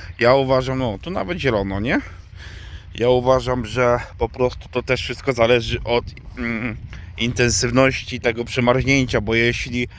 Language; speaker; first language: Polish; native; Polish